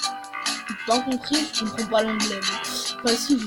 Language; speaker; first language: French; native; French